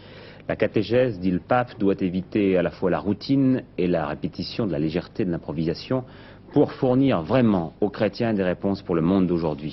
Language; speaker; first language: French; native; French